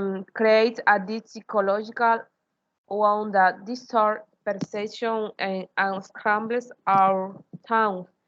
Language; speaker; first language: English; non-native, learner; Spanish